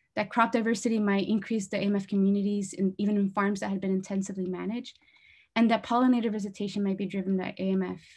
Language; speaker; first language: English; native; English